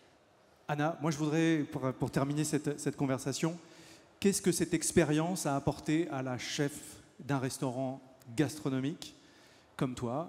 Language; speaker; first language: French; native; French